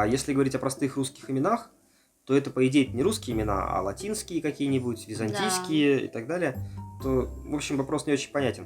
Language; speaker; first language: Russian; native; Russian